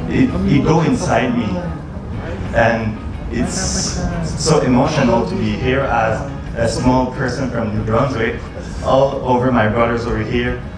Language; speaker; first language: English; non-native, local second language; French